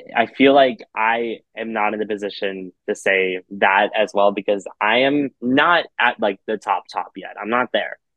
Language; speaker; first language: English; native; English